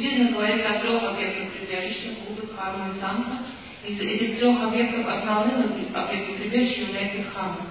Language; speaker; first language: Russian; native; Russian